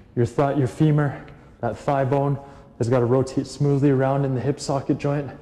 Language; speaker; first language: English; native; English